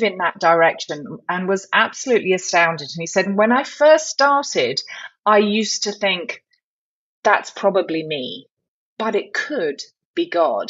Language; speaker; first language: English; native; English